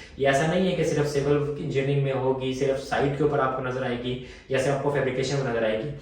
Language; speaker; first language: Urdu; native; Urdu